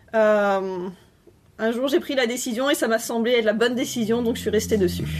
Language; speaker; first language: French; native; French